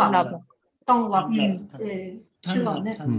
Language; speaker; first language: Japanese; non-native, fluent; Tatar